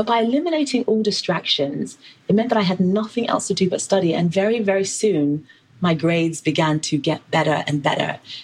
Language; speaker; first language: English; native; English